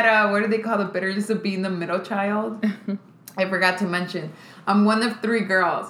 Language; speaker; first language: English; early bilingual, other home language; Spanish